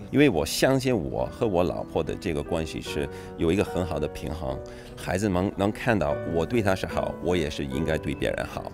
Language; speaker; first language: Chinese; non-native, fluent; English